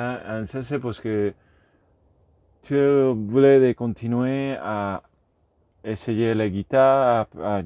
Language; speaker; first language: French; non-native, learner; Spanish